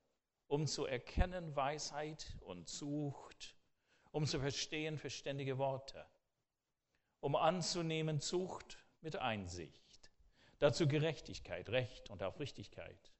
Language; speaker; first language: German; non-native, fluent; English